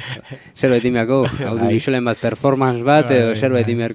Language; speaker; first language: Basque; native; Basque